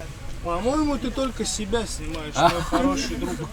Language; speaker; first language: Russian; native; Russian